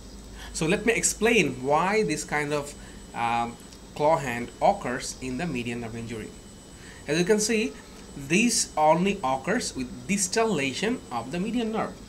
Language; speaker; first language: English; non-native, local second language; Bangla